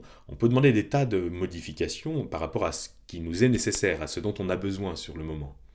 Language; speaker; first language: French; native; French